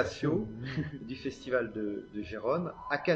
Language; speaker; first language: French; native; French